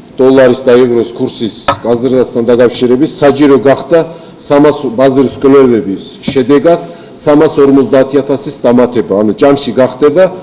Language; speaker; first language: Georgian; non-native, local second language; Azerbaijani